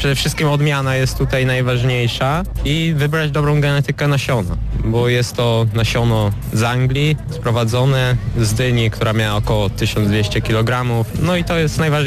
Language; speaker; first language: Polish; native; Polish